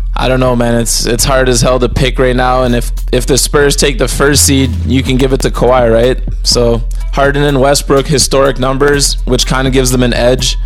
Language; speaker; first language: English; native; English